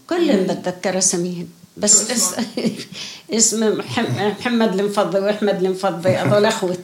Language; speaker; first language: Swedish; non-native, learner; Arabic